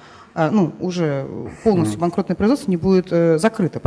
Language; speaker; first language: Russian; native; Russian